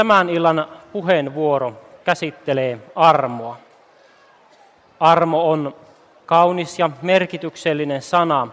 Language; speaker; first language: Finnish; native; Finnish